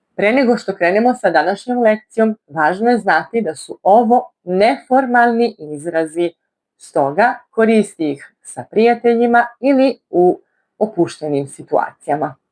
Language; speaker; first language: Bosnian; early bilingual, heritage; Bosnian